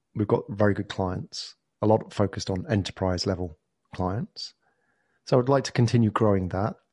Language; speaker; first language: English; native; English